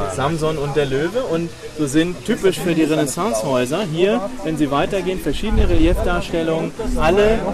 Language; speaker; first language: German; native; German